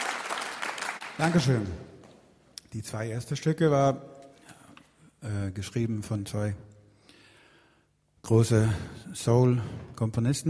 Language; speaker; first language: German; non-native, learner; Swedish